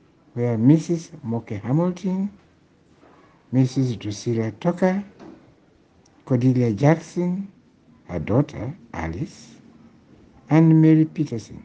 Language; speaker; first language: English; non-native, local second language; Krio